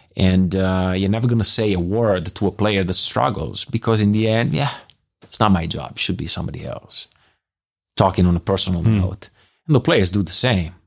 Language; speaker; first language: English; non-native, fluent; Italian